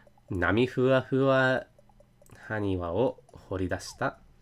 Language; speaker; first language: Japanese; non-native, learner; English